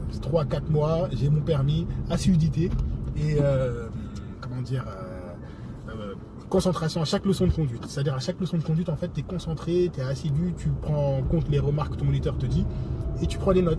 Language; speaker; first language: French; native; French